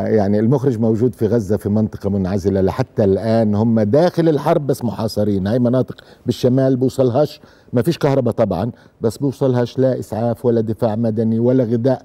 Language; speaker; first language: Arabic; native; Arabic